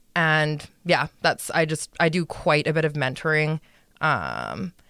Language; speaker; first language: English; native; English